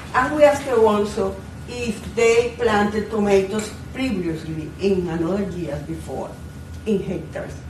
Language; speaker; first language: English; non-native, fluent; Spanish